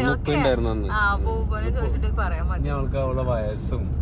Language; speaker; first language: Malayalam; native; Malayalam